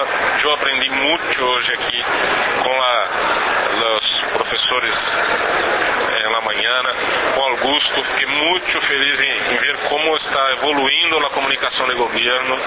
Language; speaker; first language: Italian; non-native, learner; Portuguese